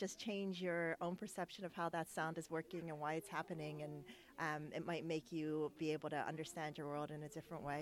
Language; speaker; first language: English; native; English